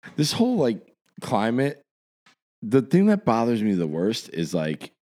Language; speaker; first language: English; native; English